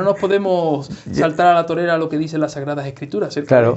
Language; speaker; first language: Spanish; native; Spanish